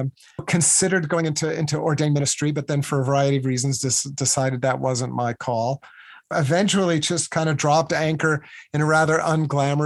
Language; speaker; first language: English; native; English